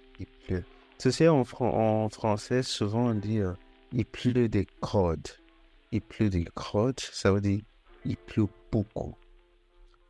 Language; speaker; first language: French; non-native, fluent; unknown